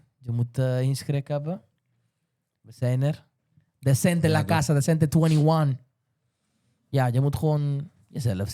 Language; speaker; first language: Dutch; non-native, fluent; Spanish